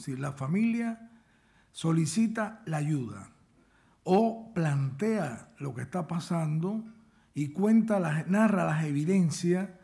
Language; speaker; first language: Spanish; native; Spanish